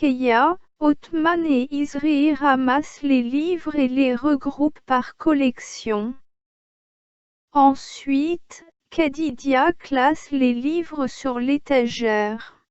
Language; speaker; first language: French; non-native, learner; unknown